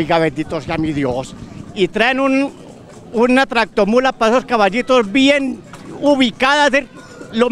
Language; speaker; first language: Spanish; native; Spanish